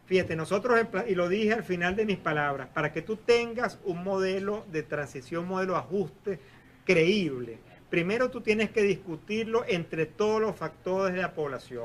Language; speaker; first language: Spanish; native; Spanish